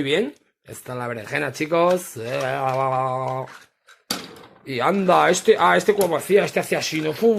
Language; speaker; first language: Spanish; native; Spanish